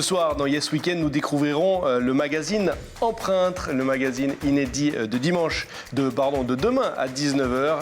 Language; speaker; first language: French; native; French